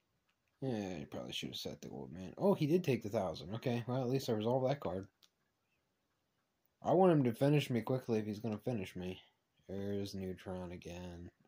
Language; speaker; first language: English; native; English